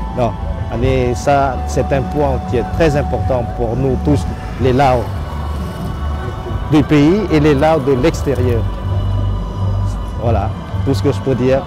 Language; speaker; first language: French; non-native, fluent; Lao